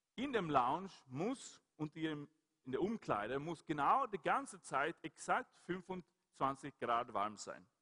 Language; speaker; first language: German; non-native, fluent; Swedish